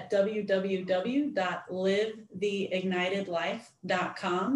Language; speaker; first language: English; native; English